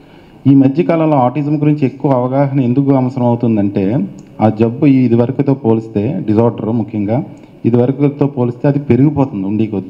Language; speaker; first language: Telugu; native; Telugu